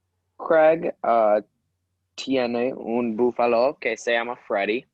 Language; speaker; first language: Spanish; non-native, learner; English